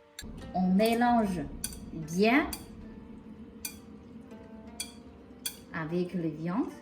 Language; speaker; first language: French; non-native, local second language; Chinese